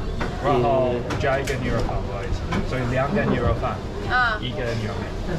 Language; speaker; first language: Chinese; non-native, fluent; English